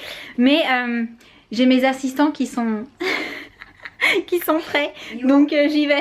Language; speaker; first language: French; native; French